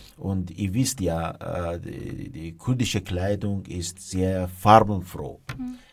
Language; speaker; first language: German; non-native, fluent; Kurdish